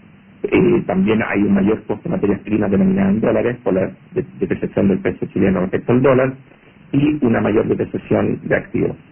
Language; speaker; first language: Spanish; native; Spanish